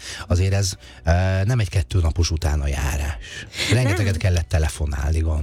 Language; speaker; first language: Hungarian; native; Hungarian